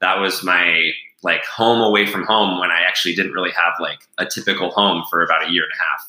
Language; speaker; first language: English; native; English